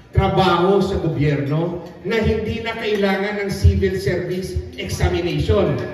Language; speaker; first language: Filipino; non-native, local second language; Cebuano